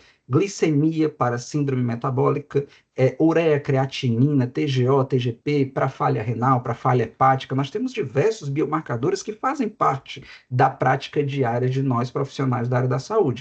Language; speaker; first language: Portuguese; native; Portuguese